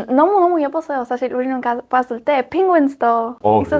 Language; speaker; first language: Korean; non-native, fluent; Spanish